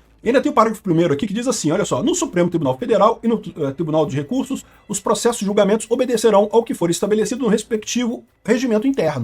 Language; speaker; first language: Portuguese; native; Portuguese